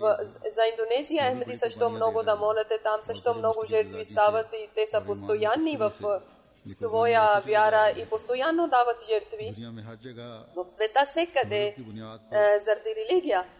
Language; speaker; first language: Bulgarian; non-native, local second language; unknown